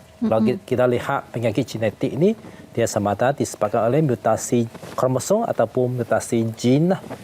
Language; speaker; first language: Malay; non-native, local second language; Chinese